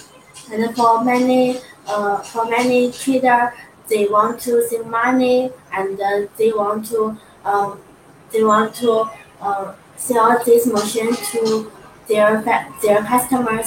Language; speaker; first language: English; non-native, learner; Chinese